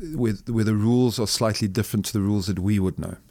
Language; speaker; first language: English; native; English